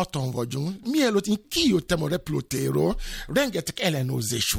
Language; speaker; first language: Hungarian; non-native, fluent; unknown